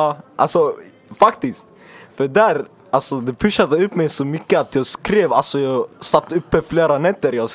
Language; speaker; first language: Swedish; early bilingual, other home language; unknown